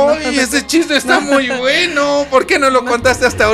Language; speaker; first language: Spanish; native; Spanish